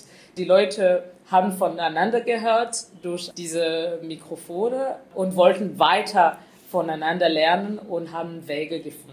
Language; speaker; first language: German; non-native, fluent; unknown